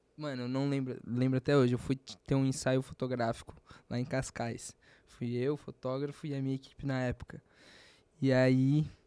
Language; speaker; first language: Portuguese; native; Portuguese